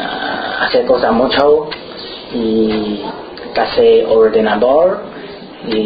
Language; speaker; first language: Spanish; non-native, learner; Chinese